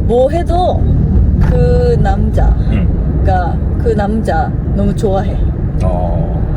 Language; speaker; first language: Korean; non-native, learner; Japanese